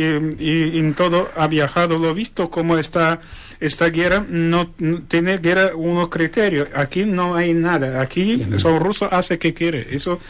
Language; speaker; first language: Spanish; non-native, learner; Ukrainian